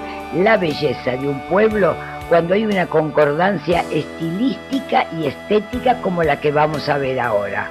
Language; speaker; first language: Spanish; native; Spanish